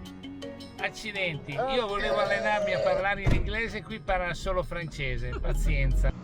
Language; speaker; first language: Italian; native; Italian